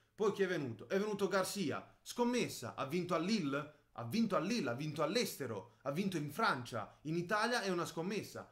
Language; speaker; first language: Italian; native; Italian